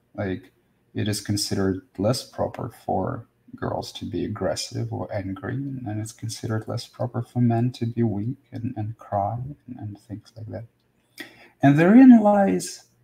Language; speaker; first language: English; non-native, fluent; Russian